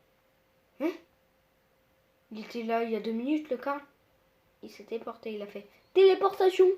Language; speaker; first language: French; native; French